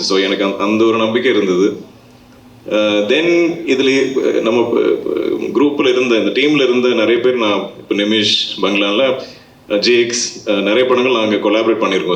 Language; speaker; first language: Tamil; non-native, local second language; Malayalam